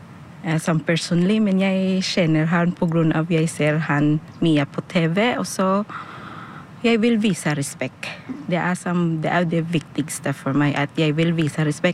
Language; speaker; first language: Norwegian; non-native, learner; Filipino